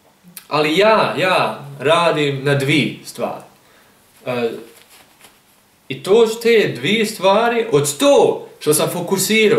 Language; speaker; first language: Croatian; early bilingual, heritage; German